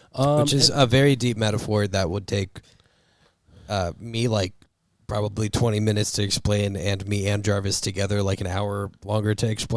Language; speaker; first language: English; native; English